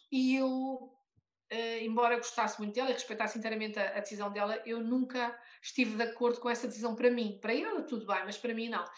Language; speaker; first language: Portuguese; native; Portuguese